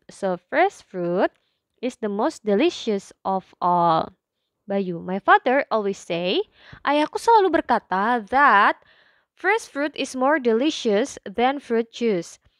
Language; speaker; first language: English; non-native, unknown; Indonesian